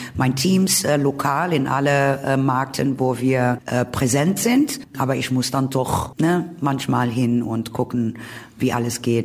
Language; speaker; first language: German; non-native, learner; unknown